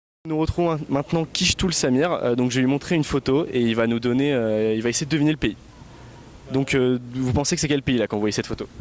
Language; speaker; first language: French; native; French